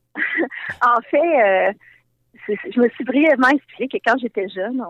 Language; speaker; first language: French; native; French